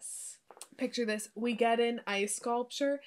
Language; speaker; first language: English; native; English